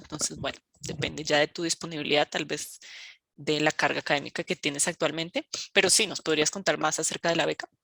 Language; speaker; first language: Spanish; native; Spanish